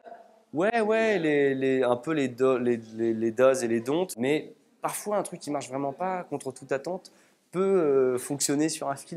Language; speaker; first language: French; native; French